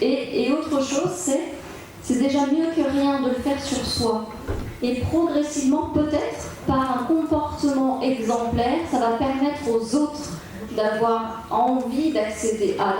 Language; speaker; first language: French; native; French